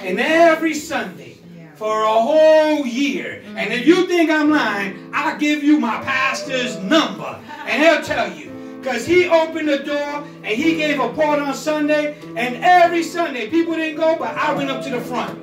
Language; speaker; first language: English; early bilingual, other home language; Spanish